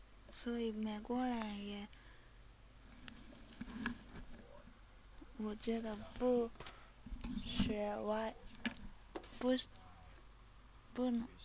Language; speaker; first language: Chinese; non-native, learner; Japanese